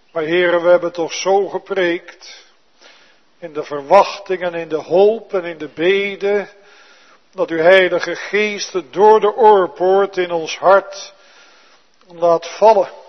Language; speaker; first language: Dutch; native; Dutch